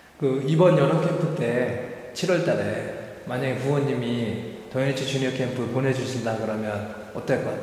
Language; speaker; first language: Korean; native; Korean